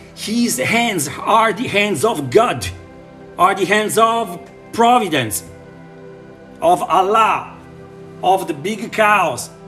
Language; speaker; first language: English; non-native, learner; Italian